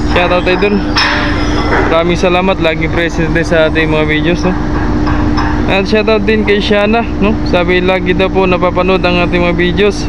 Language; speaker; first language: Filipino; non-native, local second language; Cebuano